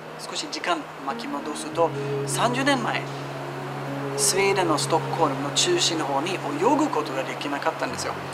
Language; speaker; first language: Japanese; non-native, fluent; Swedish